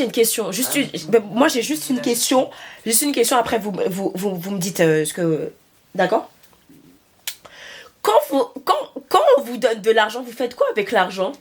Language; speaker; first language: French; native; French